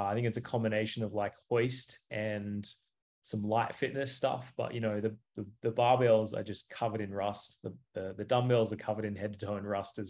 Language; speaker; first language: English; native; English